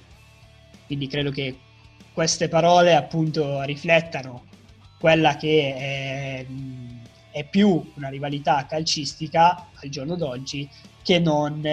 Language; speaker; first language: Italian; native; Italian